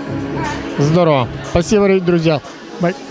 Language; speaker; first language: Russian; native; Russian